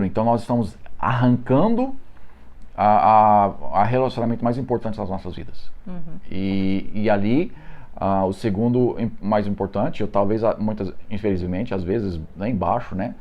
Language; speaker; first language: Portuguese; non-native, fluent; English